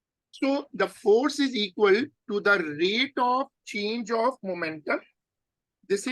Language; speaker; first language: English; non-native, local second language; Urdu